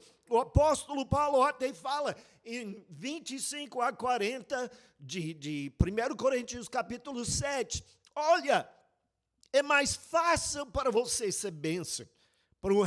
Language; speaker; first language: Portuguese; non-native, fluent; English